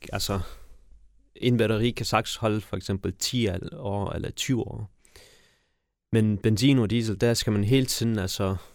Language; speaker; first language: Danish; early bilingual, other home language; Persian